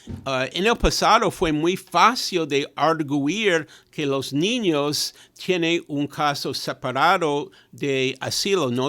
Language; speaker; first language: Spanish; non-native, fluent; English